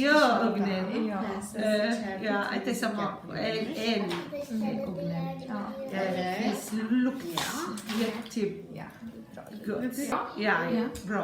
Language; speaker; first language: Swedish; non-native, learner; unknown